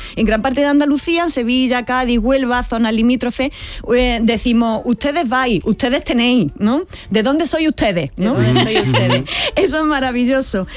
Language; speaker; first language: Spanish; native; Spanish